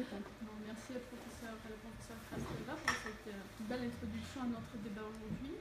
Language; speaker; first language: French; non-native, fluent; Bulgarian